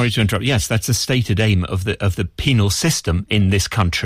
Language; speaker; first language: English; native; English